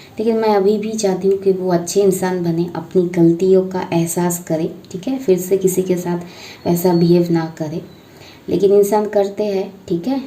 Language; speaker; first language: Hindi; non-native, local second language; Bangla